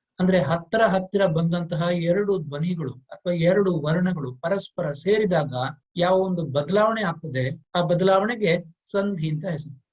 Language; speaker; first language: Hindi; non-native, local second language; Kannada